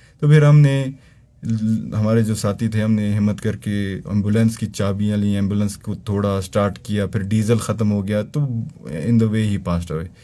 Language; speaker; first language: Urdu; non-native, local second language; Brahui